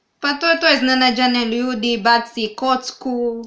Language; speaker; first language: Serbian; non-native, learner; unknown